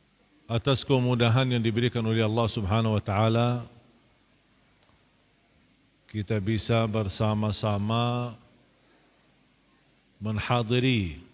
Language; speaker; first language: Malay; non-native, fluent; Arabic